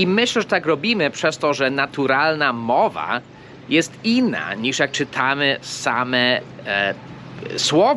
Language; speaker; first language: Polish; non-native, fluent; English